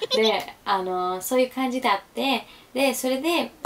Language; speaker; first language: Japanese; non-native, fluent; Urdu